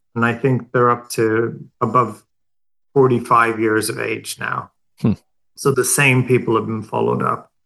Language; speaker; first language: English; non-native, fluent; Swedish